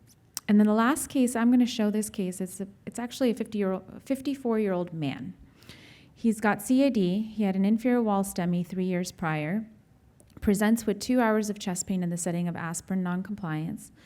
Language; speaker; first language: English; native; English